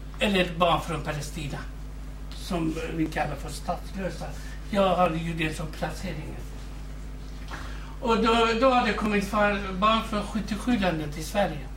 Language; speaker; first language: Swedish; non-native, fluent; Kurdish